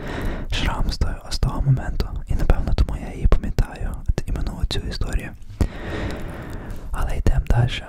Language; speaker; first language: Ukrainian; early bilingual, heritage; Ukrainian